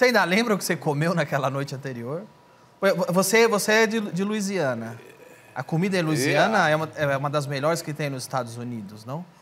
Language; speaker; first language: Portuguese; native; Portuguese